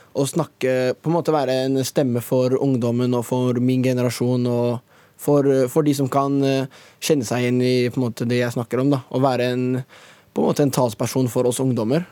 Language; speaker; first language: Norwegian; native; Norwegian